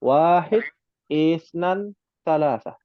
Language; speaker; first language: Arabic; non-native, fluent; Indonesian